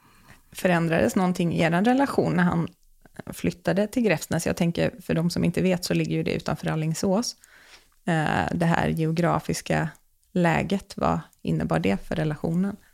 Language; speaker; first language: Swedish; native; Swedish